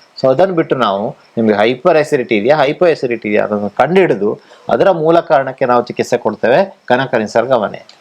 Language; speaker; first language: Kannada; native; Kannada